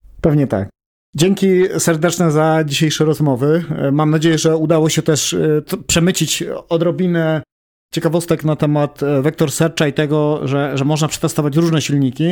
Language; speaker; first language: Polish; native; Polish